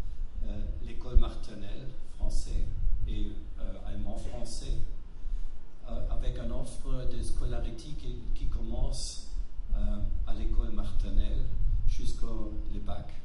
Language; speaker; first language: French; non-native, fluent; German